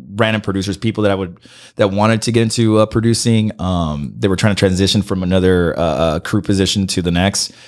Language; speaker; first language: English; early bilingual, other home language; Spanish